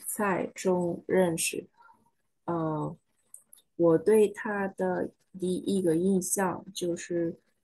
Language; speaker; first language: Chinese; non-native, learner; Vietnamese